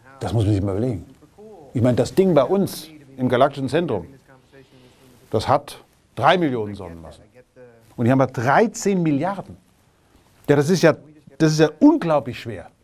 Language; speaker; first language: German; native; German